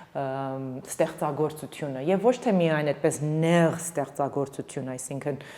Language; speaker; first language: Armenian; early bilingual, heritage; Armenian